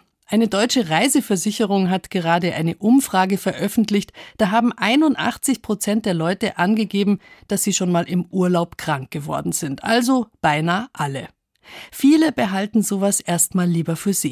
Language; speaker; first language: German; native; German